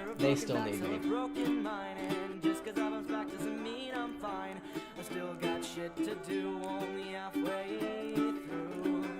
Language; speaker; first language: English; native; English